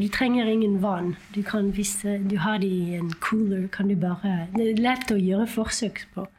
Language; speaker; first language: Norwegian; non-native, fluent; French